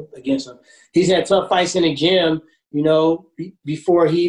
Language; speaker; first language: English; native; English